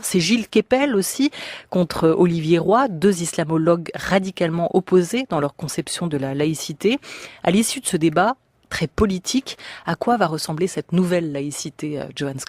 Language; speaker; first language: French; native; French